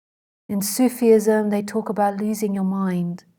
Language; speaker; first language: English; native; English